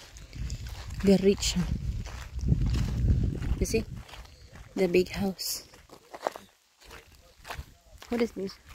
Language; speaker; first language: English; non-native, learner; Filipino